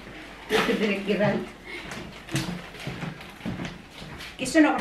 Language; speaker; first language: German; non-native, learner; Filipino